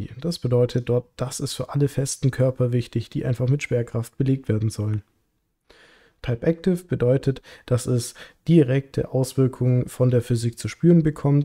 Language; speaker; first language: German; native; German